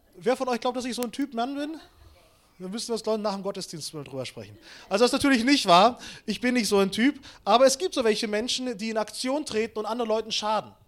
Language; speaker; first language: German; early bilingual, other home language; Russian